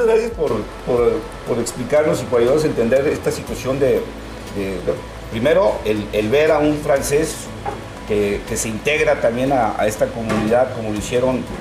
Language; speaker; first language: Spanish; native; Spanish